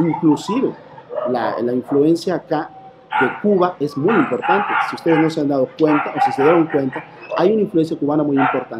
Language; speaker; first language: Spanish; native; Spanish